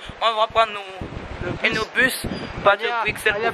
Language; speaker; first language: French; non-native, local second language; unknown